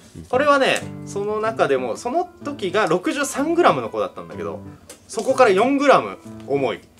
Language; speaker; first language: Japanese; native; Japanese